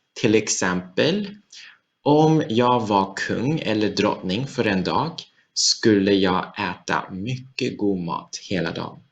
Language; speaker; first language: Swedish; non-native, fluent; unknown